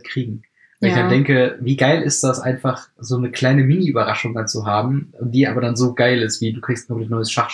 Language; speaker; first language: German; native; German